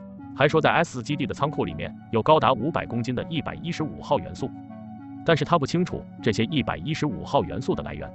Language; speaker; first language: Chinese; native; Chinese